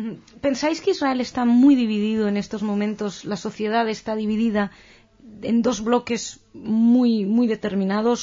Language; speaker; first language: Spanish; native; Spanish